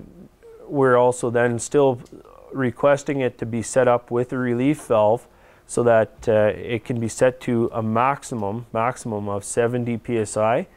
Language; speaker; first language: English; native; English